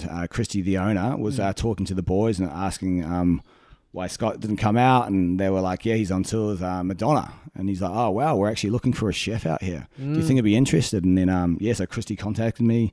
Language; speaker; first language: English; native; English